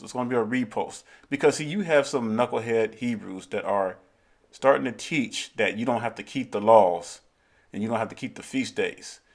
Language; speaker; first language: English; native; English